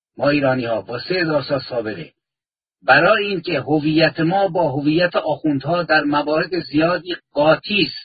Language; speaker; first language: Persian; native; Persian